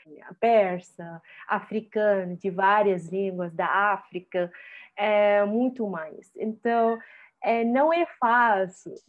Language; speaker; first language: Portuguese; non-native, fluent; Arabic